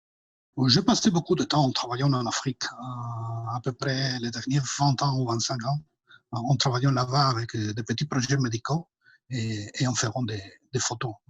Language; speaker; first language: French; non-native, fluent; Spanish